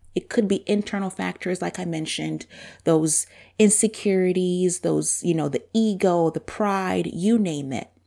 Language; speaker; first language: English; non-native, local second language; Bemba